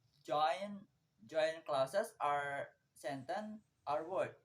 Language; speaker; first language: English; non-native, learner; Indonesian